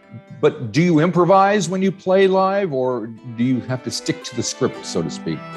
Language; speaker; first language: English; native; English